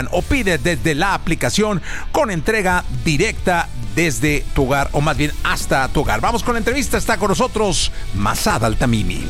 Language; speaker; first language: Spanish; native; Spanish